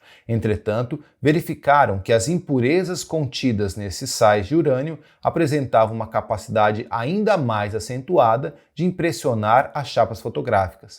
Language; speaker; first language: Portuguese; native; Portuguese